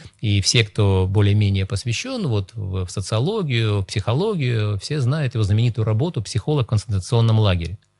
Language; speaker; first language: Russian; native; Russian